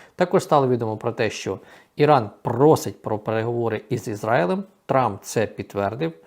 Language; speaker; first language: Ukrainian; native; Ukrainian